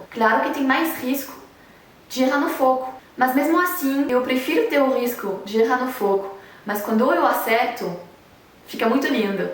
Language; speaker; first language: Portuguese; non-native, fluent; French